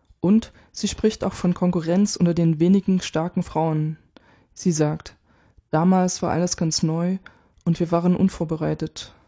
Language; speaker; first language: German; native; German